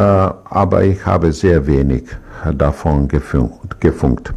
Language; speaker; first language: German; non-native, learner; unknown